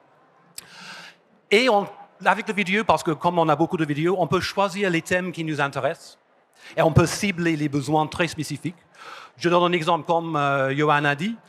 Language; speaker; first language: French; non-native, fluent; English